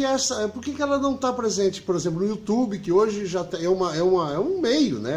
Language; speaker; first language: Portuguese; native; Portuguese